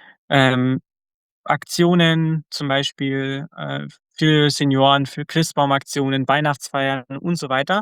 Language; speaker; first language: German; early bilingual, other home language; Croatian